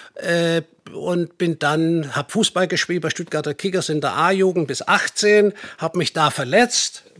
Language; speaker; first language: German; native; German